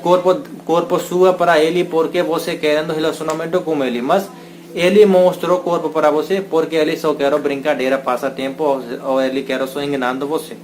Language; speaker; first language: Portuguese; non-native, learner; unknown